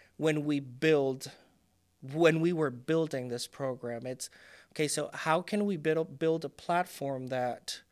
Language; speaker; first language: English; non-native, fluent; Spanish